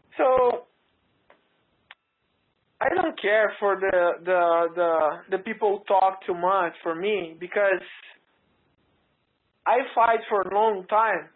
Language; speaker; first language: English; non-native, learner; Portuguese